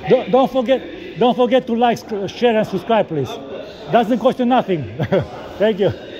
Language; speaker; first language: English; non-native, learner; Romanian